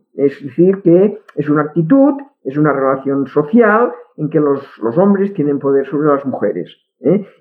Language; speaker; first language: Spanish; non-native, local second language; Catalan